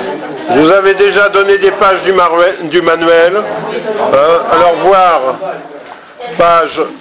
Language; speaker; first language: French; native; French